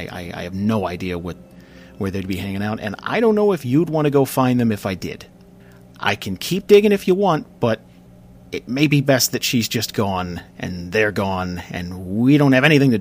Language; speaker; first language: English; native; English